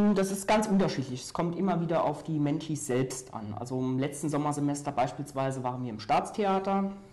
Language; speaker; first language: German; native; German